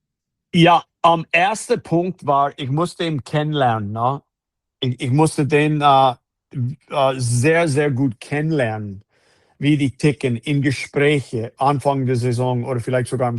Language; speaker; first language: German; non-native, fluent; English